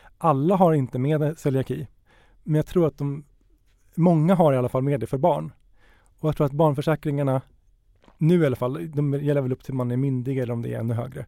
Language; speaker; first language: Swedish; native; Swedish